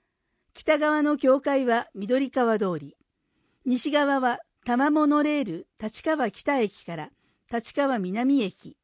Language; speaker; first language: Japanese; native; Japanese